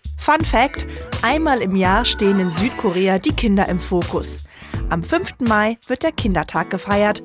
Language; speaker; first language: German; native; German